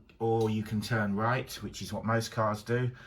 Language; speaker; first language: English; native; English